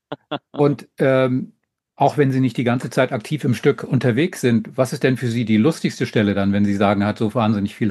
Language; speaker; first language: German; native; German